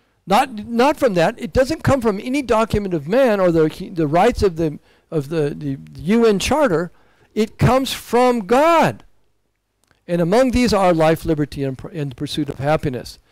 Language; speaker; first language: English; native; English